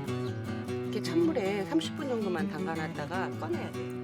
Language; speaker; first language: Korean; native; Korean